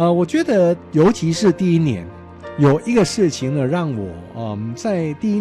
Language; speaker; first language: Chinese; non-native, local second language; Cantonese